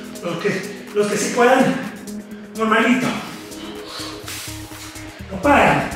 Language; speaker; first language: Spanish; native; Spanish